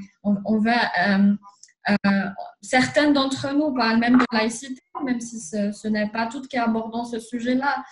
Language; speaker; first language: French; non-native, local second language; Arabic